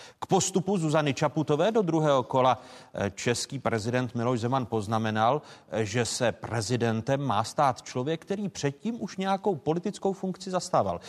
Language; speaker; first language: Czech; native; Czech